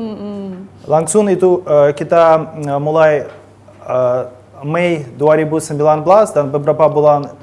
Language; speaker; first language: Indonesian; non-native, learner; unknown